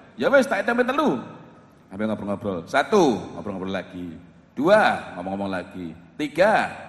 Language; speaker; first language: Indonesian; non-native, local second language; Javanese